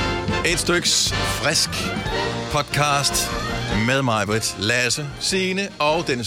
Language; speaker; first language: Danish; native; Danish